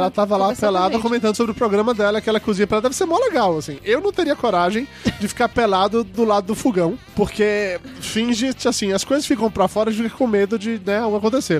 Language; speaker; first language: Portuguese; native; Portuguese